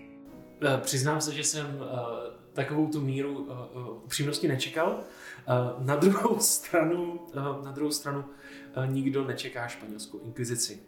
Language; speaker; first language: Czech; native; Czech